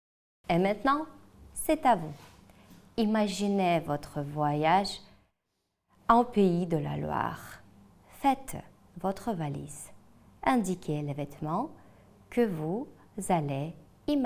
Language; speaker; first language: French; non-native, fluent; Ukrainian